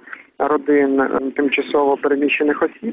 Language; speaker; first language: Ukrainian; native; Ukrainian